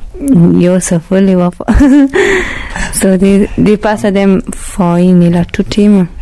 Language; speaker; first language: Danish; non-native, learner; Persian